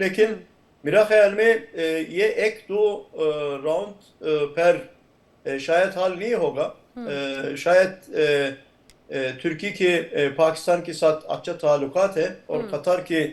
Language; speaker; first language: Hindi; non-native, fluent; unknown